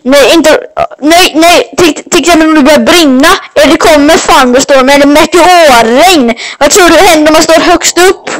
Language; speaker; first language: Swedish; native; Swedish